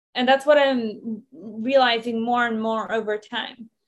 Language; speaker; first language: English; non-native, fluent; Persian